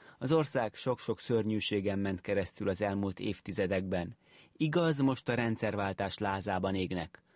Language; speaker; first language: Hungarian; native; Hungarian